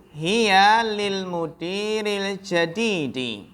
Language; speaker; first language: Arabic; non-native, fluent; Indonesian